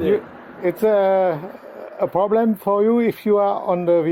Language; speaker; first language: English; non-native, learner; French